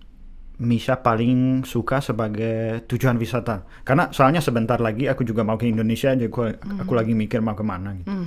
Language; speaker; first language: Indonesian; non-native, fluent; Czech